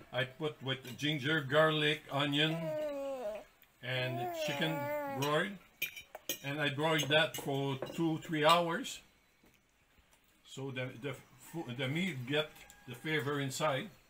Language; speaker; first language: English; non-native, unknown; French